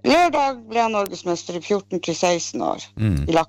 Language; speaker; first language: Norwegian; native; Norwegian